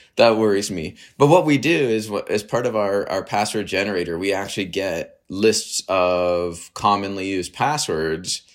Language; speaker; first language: English; native; English